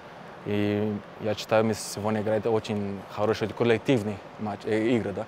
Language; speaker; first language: Russian; non-native, learner; Portuguese